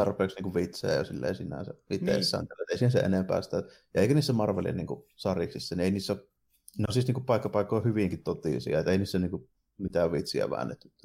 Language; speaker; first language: Finnish; native; Finnish